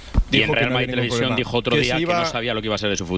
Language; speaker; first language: Spanish; native; Spanish